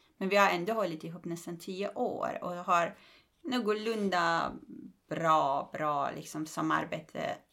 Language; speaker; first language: Swedish; non-native, fluent; Persian